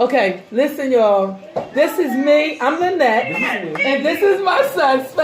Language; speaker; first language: English; native; English